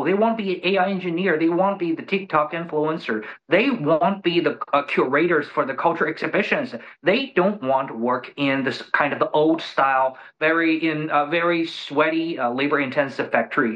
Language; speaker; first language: English; non-native, fluent; Chinese